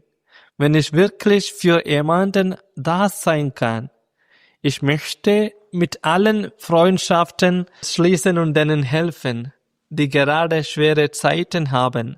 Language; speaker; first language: German; non-native, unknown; Malayalam